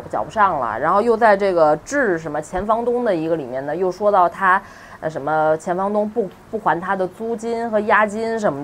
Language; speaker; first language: Chinese; native; Chinese